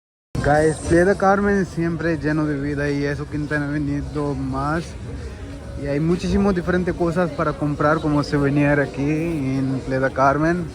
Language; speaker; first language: Spanish; non-native, learner; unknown